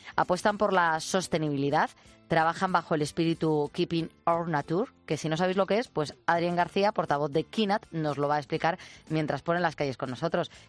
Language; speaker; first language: Spanish; native; Spanish